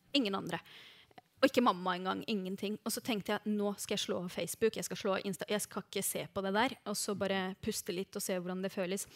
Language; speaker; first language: Norwegian; early bilingual, other home language; Arabic